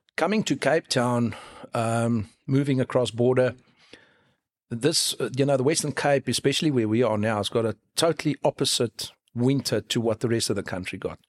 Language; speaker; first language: English; non-native, local second language; Afrikaans